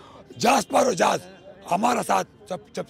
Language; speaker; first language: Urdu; non-native, local second language; Pashto